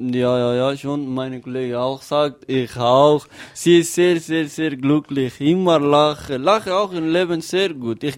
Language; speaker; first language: German; non-native, learner; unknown